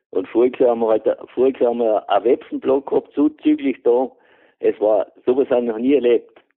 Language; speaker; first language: German; native; German